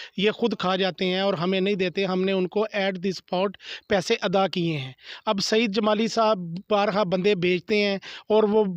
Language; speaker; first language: Urdu; non-native, local second language; Sindhi